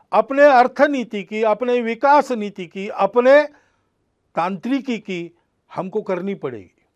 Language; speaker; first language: Hindi; non-native, local second language; Marathi